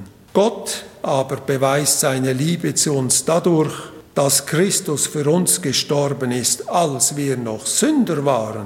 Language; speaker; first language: German; native; German